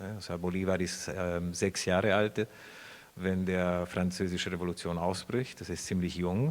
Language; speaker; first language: German; non-native, fluent; Spanish